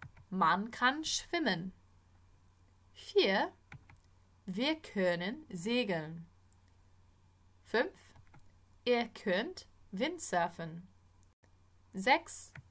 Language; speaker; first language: German; non-native, fluent; English